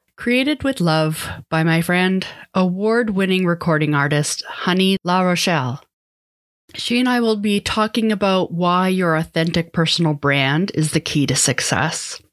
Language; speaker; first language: English; native; English